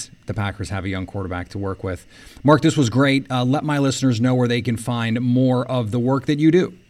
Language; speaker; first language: English; native; English